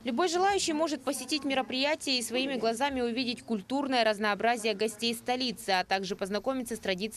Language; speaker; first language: Russian; native; Russian